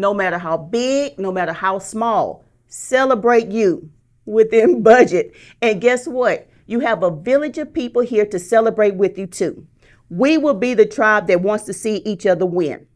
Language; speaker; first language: English; native; English